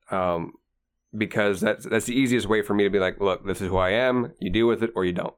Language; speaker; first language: English; native; English